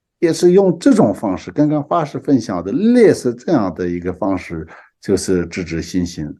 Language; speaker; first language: Chinese; non-native, local second language; Tibetan